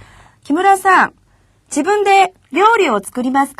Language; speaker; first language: Japanese; non-native, fluent; Korean